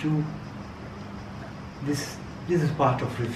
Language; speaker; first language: English; non-native, learner; Persian